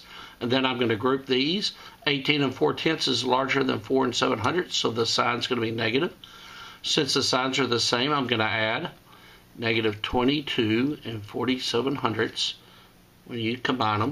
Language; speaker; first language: English; native; English